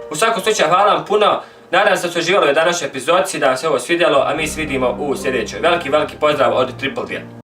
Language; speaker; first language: Bosnian; native; Bosnian